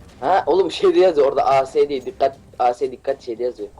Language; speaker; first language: Turkish; native; Turkish